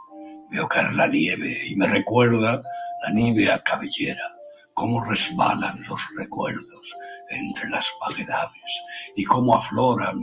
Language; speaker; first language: Spanish; native; Spanish